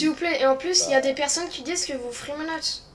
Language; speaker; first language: French; native; French